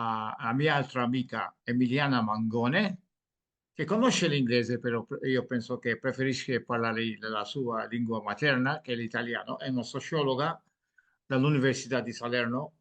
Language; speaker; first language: Italian; non-native, fluent; Maltese